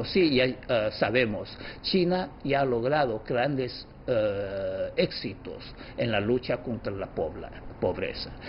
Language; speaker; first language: Spanish; non-native, fluent; Chinese